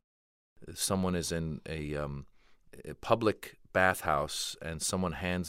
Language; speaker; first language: English; native; English